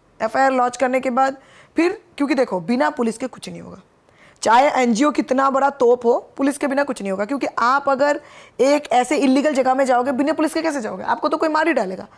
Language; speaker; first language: Hindi; non-native, local second language; Bangla